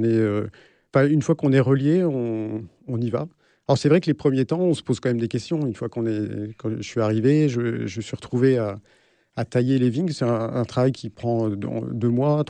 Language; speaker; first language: French; native; French